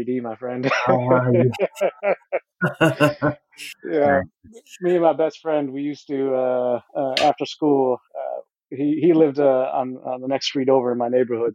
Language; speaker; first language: English; native; English